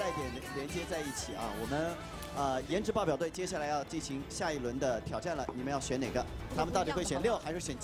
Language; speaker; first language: Chinese; native; Chinese